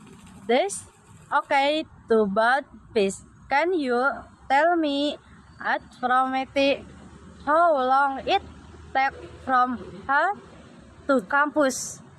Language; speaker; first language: English; non-native, learner; Indonesian